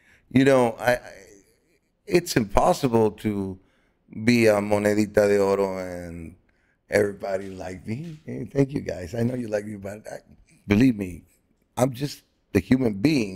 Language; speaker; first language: English; non-native, fluent; Spanish